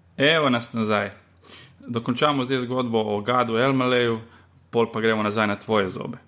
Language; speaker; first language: Slovenian; native; Slovenian